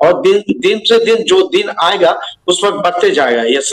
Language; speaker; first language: Hindi; non-native, learner; Bangla